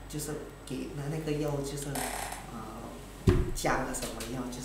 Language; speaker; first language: Chinese; early bilingual, heritage; Indonesian